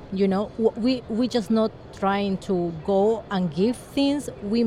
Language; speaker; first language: English; non-native, learner; Spanish